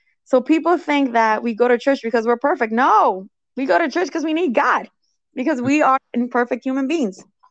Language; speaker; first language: English; early bilingual, other home language; Spanish